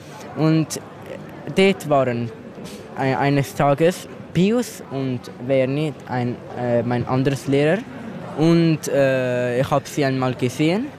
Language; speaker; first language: German; early bilingual, other home language; Italian